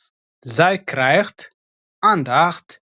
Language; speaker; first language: Dutch; non-native, fluent; Tigrinya